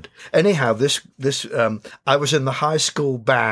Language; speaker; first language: English; native; English